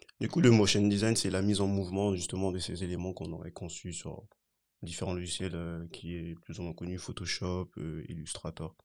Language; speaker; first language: French; early bilingual, other home language; Haitian Creole